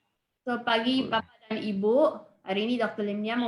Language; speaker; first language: Indonesian; non-native, fluent; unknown